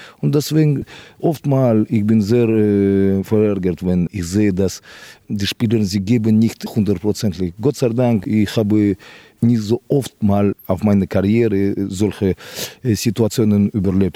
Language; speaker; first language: German; non-native, fluent; Russian